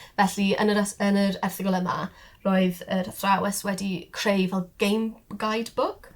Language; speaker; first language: Welsh; non-native, local second language; English